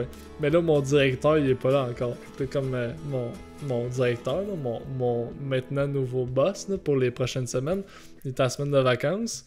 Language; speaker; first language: French; native; French